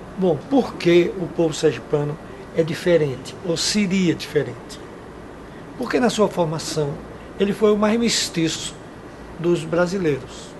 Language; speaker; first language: Portuguese; native; Portuguese